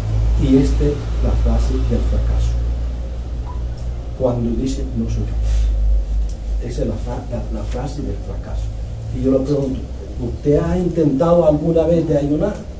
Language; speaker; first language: Spanish; non-native, fluent; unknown